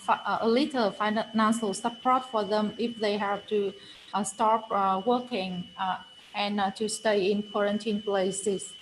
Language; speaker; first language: English; non-native, fluent; Vietnamese